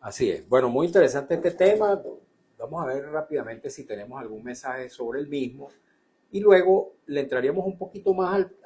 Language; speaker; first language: Spanish; native; Spanish